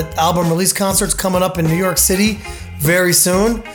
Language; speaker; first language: English; native; English